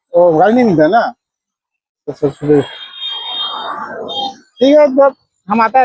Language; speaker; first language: Hindi; non-native, local second language; Assamese